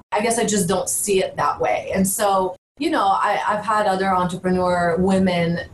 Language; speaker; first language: English; early bilingual, other home language; Bulgarian